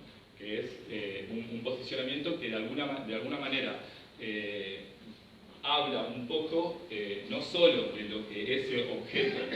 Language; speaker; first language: Spanish; native; Spanish